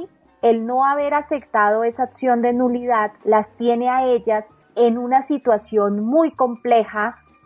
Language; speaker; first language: Spanish; native; Spanish